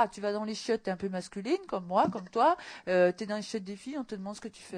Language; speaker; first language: French; native; French